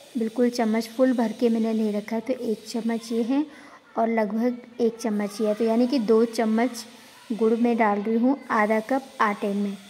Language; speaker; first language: Hindi; native; Hindi